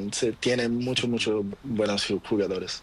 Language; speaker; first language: Spanish; non-native, learner; Portuguese